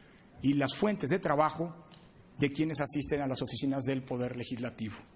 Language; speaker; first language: Spanish; native; Spanish